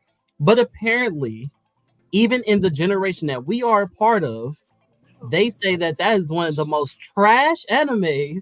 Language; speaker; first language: English; native; English